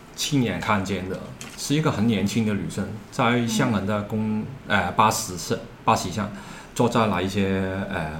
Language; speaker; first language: Chinese; non-native, learner; Cantonese